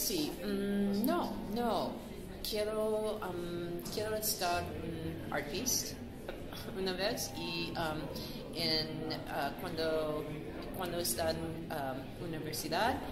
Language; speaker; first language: Spanish; non-native, learner; English